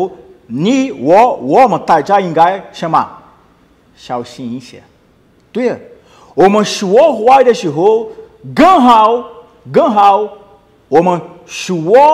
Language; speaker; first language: Chinese; non-native, learner; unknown